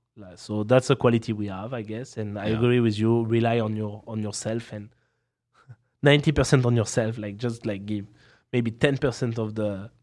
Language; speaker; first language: English; non-native, fluent; French